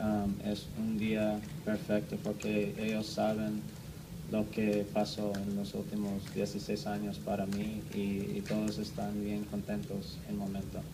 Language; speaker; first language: Spanish; non-native, learner; English